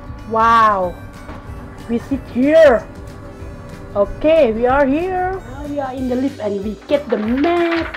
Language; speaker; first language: English; non-native, learner; Thai